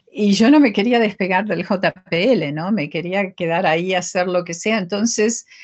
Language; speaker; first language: Spanish; native; Spanish